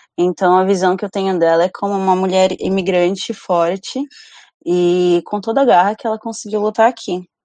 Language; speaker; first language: Portuguese; early bilingual, other home language; Spanish